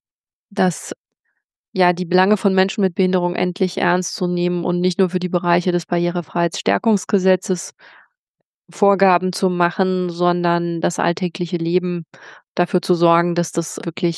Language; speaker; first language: German; native; German